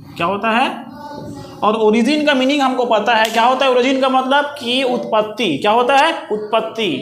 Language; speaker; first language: Hindi; native; Hindi